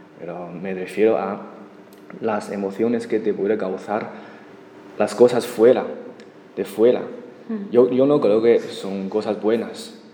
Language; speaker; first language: Spanish; non-native, fluent; Chinese